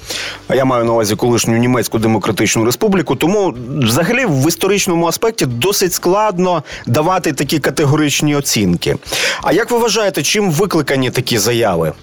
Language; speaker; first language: Ukrainian; native; Ukrainian